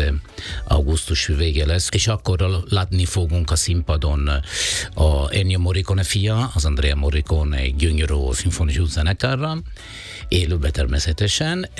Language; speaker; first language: Hungarian; non-native, fluent; Italian